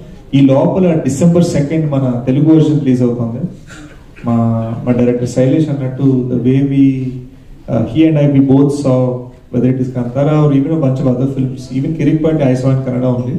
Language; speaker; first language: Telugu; early bilingual, heritage; Telugu